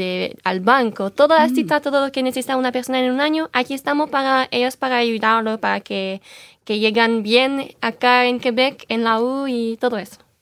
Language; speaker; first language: Spanish; non-native, fluent; French